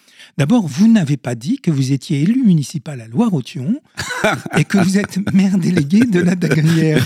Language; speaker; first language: French; native; French